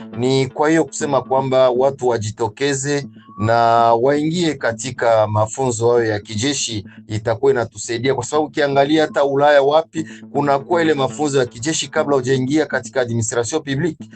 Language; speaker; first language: Swahili; native; Swahili